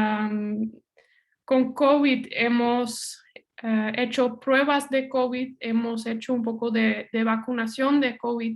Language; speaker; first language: Spanish; non-native, fluent; Dutch